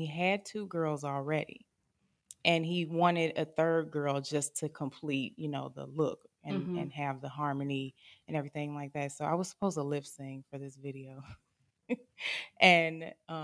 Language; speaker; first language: English; native; English